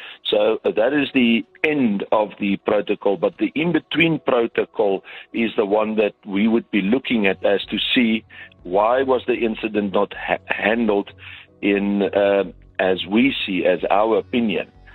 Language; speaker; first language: English; non-native, local second language; Afrikaans